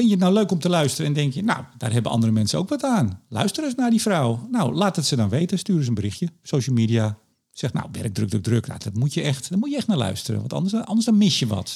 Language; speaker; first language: Dutch; native; Dutch